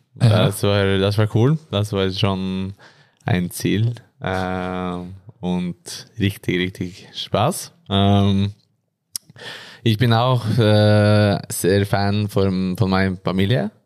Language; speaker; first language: German; non-native, learner; Norwegian